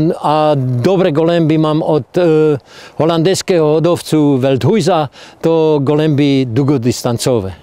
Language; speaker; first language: Polish; non-native, learner; Czech